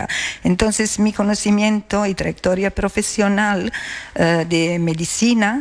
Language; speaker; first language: Spanish; non-native, learner; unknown